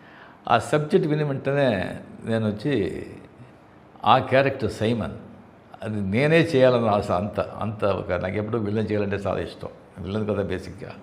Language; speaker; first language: Telugu; non-native, local second language; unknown